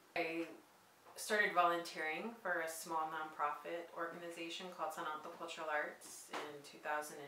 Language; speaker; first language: English; native; English